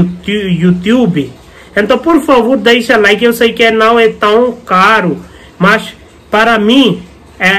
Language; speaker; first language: Portuguese; non-native, fluent; Hindi